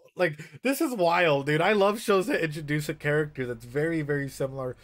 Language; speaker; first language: English; early bilingual, other home language; Spanish